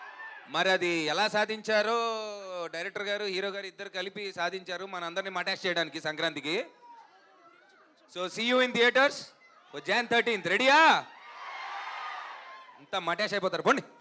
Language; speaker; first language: Telugu; native; Telugu